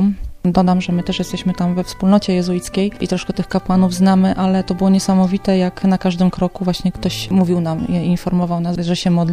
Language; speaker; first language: Polish; native; Polish